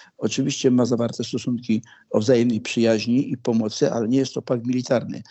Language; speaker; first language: Polish; native; Polish